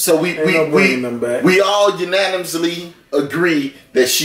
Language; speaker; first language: English; native; English